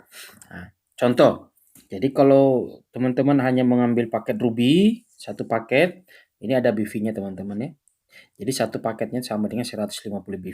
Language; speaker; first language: Indonesian; native; Indonesian